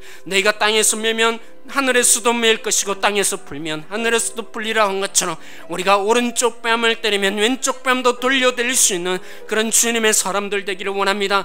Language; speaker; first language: Korean; native; Korean